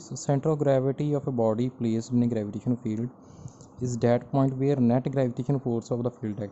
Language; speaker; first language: English; non-native, local second language; Punjabi